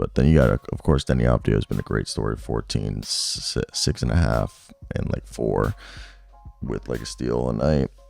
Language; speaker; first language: English; native; English